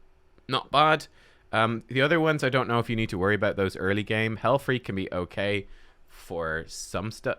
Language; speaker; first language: English; native; English